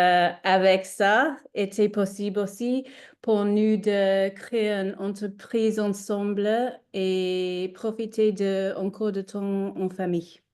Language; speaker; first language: French; non-native, learner; English